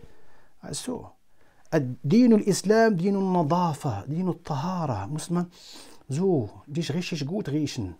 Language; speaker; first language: German; non-native, fluent; Arabic